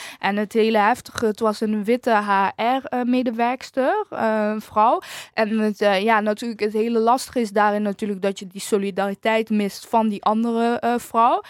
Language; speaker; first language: Dutch; early bilingual, other home language; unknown